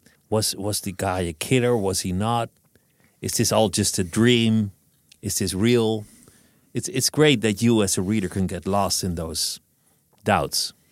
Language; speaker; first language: English; non-native, fluent; Dutch